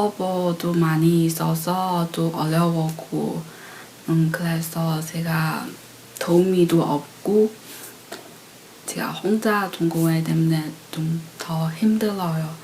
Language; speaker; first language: Korean; non-native, learner; Chinese